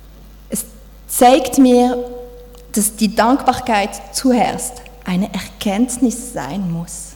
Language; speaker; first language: German; non-native, fluent; French